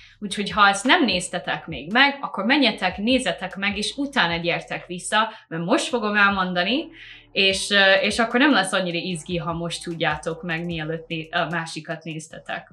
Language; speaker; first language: Hungarian; non-native, fluent; English